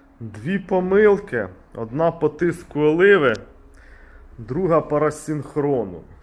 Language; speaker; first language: Ukrainian; non-native, local second language; Russian